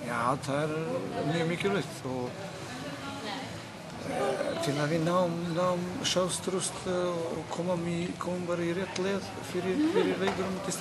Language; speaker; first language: Icelandic; non-native, fluent; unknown